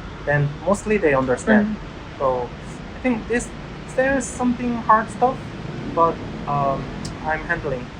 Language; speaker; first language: English; non-native, learner; Korean